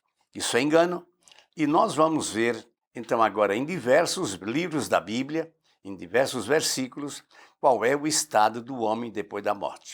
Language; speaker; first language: Portuguese; native; Portuguese